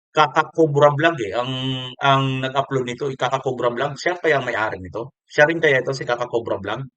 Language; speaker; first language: Filipino; non-native, local second language; Waray